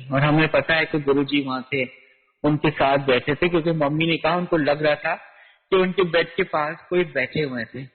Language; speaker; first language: Hindi; native; Hindi